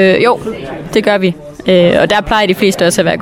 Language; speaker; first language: Danish; native; Danish